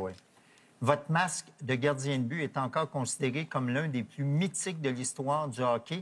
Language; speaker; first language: French; native; French